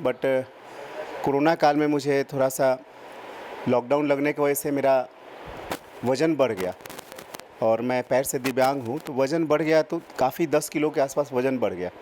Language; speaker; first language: Hindi; native; Hindi